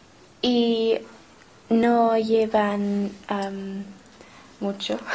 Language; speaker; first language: Spanish; non-native, learner; English